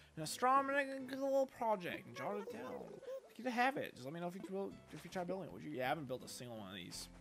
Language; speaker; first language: English; native; English